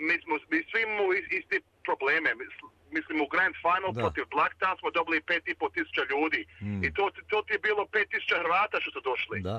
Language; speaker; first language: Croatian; early bilingual, heritage; Croatian